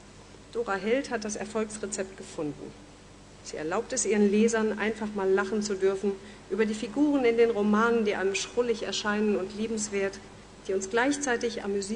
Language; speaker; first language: German; native; German